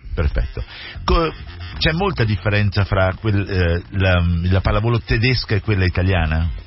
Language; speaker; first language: Italian; native; Italian